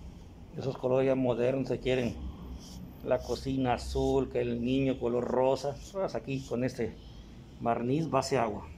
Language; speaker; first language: Spanish; native; Spanish